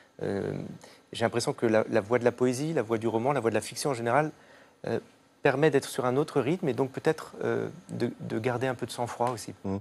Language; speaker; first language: French; native; French